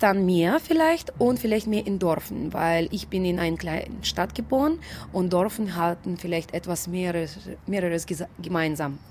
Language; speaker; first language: German; non-native, fluent; Russian